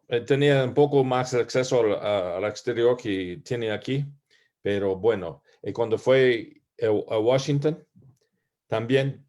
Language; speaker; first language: Spanish; non-native, learner; English